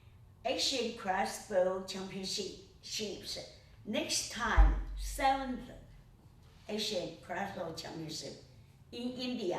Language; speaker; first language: English; non-native, learner; Chinese